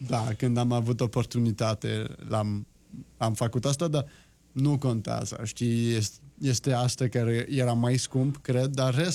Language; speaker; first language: Romanian; non-native, learner; French